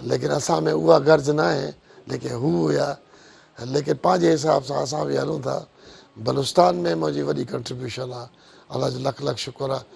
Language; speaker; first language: Sindhi; non-native, local second language; Brahui